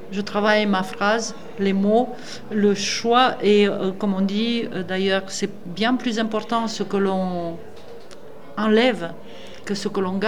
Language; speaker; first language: French; non-native, fluent; Romanian